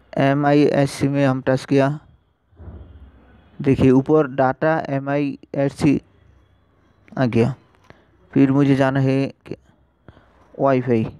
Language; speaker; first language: Hindi; non-native, learner; Bangla